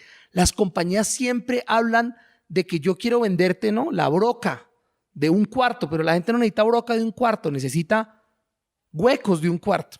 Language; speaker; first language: Spanish; native; Spanish